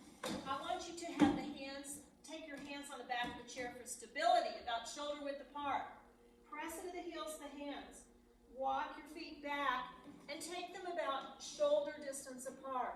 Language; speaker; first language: English; native; English